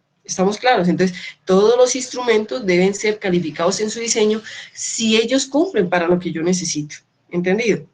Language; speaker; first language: Spanish; native; Spanish